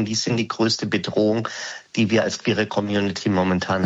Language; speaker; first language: German; native; German